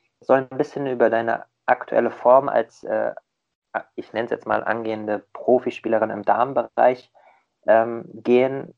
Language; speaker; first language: German; native; German